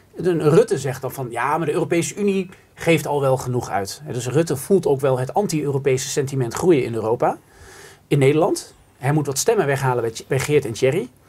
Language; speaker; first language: Dutch; native; Dutch